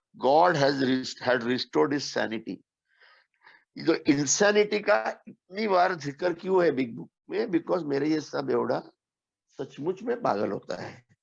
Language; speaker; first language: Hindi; non-native, local second language; Marathi